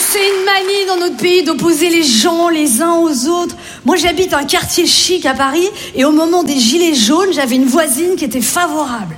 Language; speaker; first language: French; native; French